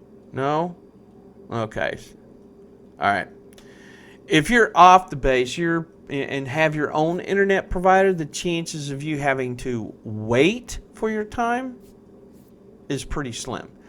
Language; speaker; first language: English; native; English